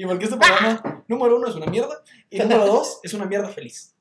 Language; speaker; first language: Spanish; native; Spanish